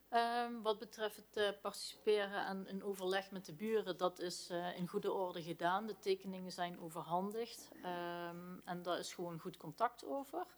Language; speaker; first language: Dutch; native; Dutch